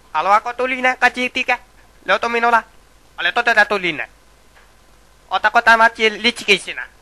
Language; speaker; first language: Finnish; non-native, learner; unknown